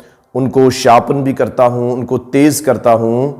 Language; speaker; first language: Hindi; native; Hindi